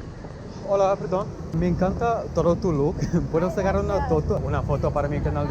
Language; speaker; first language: Spanish; non-native, fluent; English